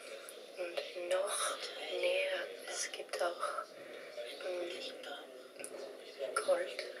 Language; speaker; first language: German; non-native, learner; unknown